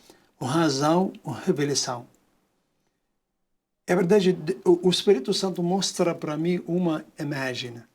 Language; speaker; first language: Portuguese; non-native, learner; Arabic